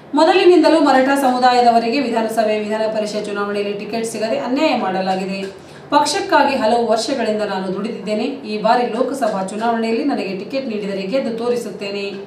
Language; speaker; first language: Kannada; native; Kannada